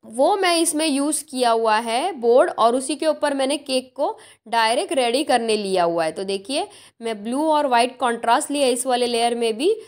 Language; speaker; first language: Hindi; non-native, local second language; Marathi